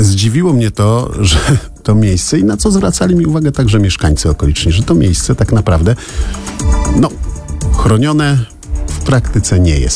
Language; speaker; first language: Polish; native; Polish